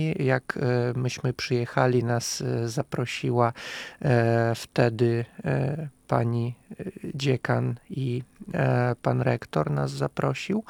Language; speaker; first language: Polish; non-native, fluent; Russian